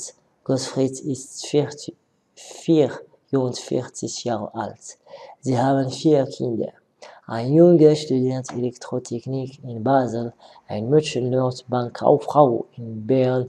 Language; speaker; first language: German; non-native, learner; Arabic